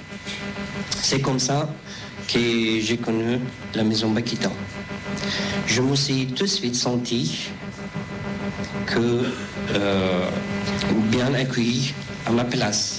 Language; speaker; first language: French; non-native, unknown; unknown